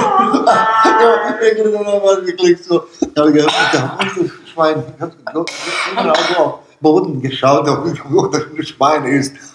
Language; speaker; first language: German; non-native, fluent; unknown